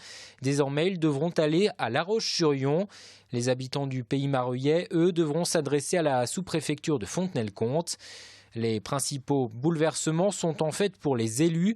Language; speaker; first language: French; native; French